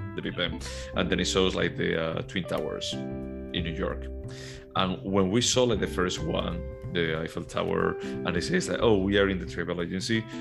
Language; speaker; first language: English; non-native, fluent; Galician